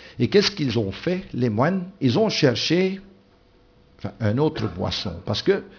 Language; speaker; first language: French; non-native, local second language; Dutch